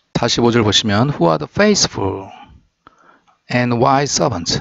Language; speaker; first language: English; non-native, fluent; Korean